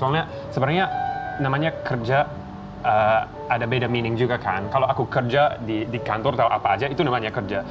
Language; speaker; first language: Indonesian; non-native, fluent; English